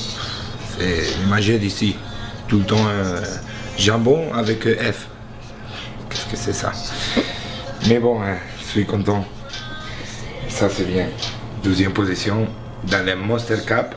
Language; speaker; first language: French; non-native, learner; Spanish